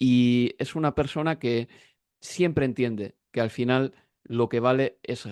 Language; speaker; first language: Spanish; native; Spanish